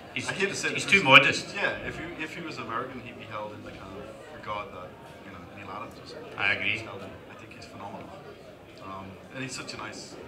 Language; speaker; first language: English; native; English